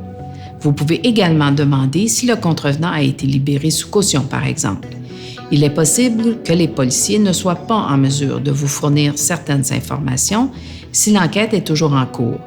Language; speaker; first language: French; native; French